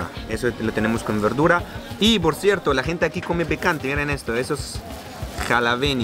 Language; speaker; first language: Spanish; non-native, fluent; Arabic